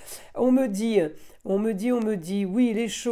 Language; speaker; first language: French; native; French